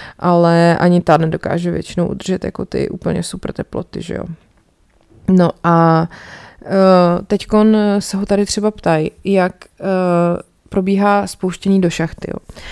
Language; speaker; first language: Czech; native; Czech